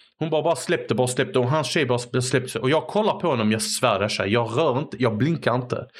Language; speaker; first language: Swedish; early bilingual, other home language; Arabic